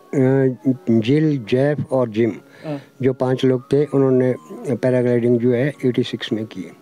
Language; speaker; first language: Hindi; native; Hindi